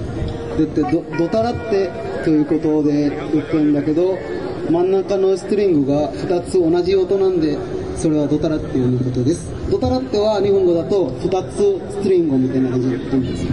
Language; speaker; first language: Japanese; non-native, learner; Bangla